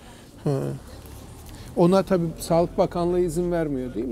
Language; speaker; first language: Turkish; native; Turkish